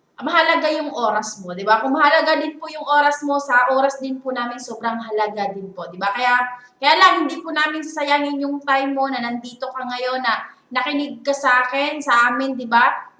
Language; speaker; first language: Filipino; non-native, local second language; Cebuano